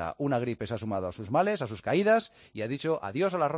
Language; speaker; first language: Spanish; native; Spanish